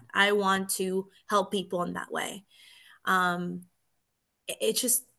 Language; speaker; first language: English; early bilingual, other home language; Spanish